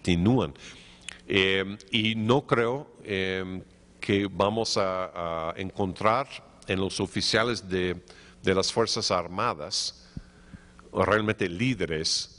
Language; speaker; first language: Spanish; non-native, fluent; English